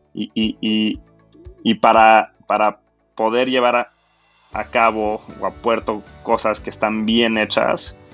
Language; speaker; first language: Spanish; native; Spanish